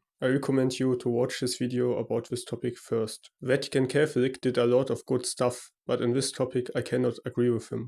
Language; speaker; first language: English; non-native, fluent; German